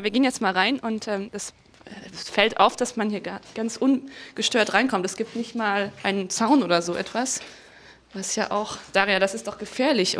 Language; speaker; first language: German; native; German